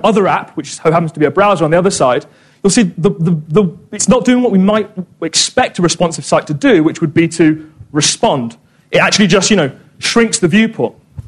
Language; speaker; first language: English; native; English